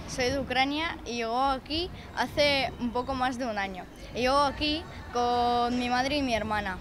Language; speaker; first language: Spanish; non-native, learner; Ukrainian